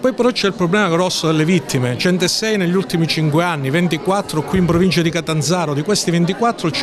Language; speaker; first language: Italian; native; Italian